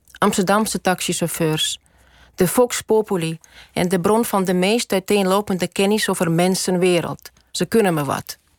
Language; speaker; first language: Dutch; non-native, fluent; Russian